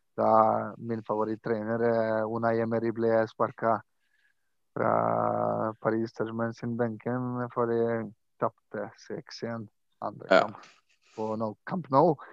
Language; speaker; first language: Norwegian; non-native, fluent; Croatian